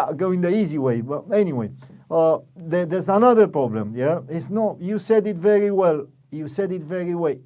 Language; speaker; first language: English; non-native, fluent; Romanian